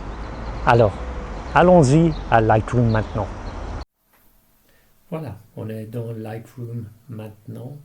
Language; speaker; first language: French; non-native, fluent; English